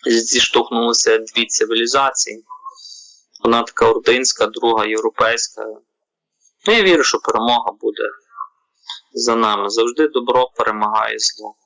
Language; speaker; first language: Ukrainian; native; Ukrainian